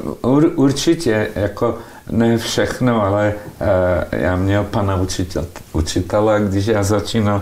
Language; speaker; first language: Czech; non-native, local second language; Slovak